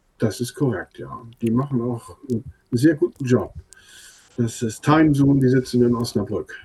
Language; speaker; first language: German; non-native, local second language; Low German